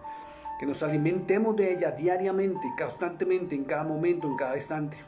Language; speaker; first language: Spanish; native; Spanish